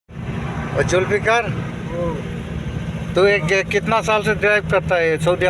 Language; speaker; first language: Hindi; non-native, learner; Bangla